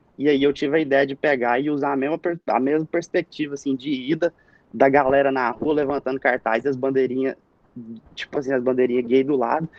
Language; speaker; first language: Portuguese; native; Portuguese